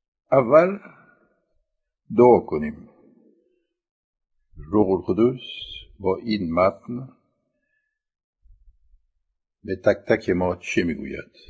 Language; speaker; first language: Persian; non-native, fluent; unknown